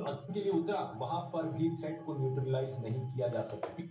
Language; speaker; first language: Hindi; native; Hindi